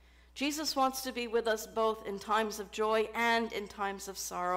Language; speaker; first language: English; native; English